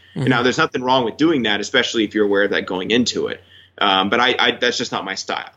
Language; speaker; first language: English; native; English